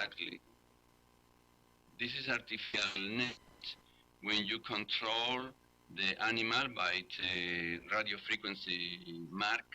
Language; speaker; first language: English; non-native, learner; Spanish